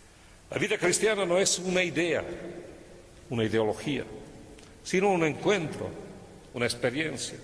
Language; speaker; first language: Spanish; non-native, fluent; Italian